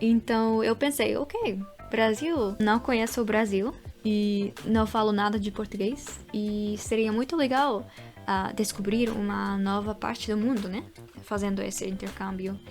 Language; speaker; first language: Portuguese; non-native, fluent; Dutch